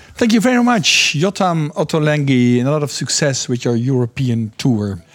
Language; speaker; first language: English; non-native, fluent; Dutch